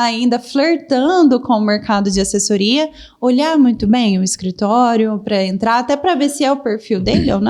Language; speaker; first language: Portuguese; native; Portuguese